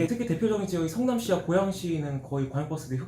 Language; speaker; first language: Korean; native; Korean